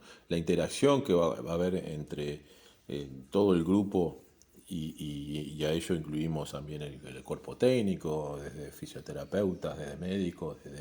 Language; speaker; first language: Spanish; native; Spanish